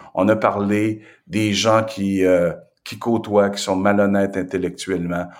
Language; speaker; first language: French; native; French